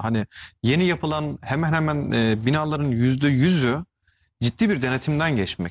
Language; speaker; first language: Turkish; native; Turkish